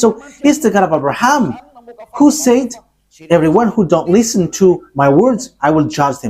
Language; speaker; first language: English; non-native, fluent; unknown